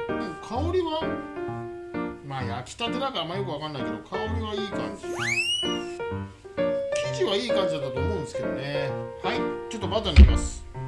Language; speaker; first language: Japanese; native; Japanese